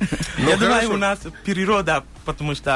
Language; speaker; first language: Russian; non-native, learner; Sinhala